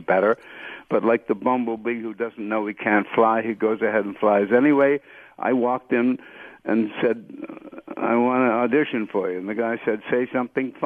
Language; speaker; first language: English; native; English